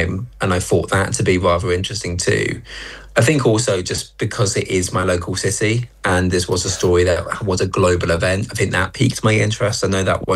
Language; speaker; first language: English; native; English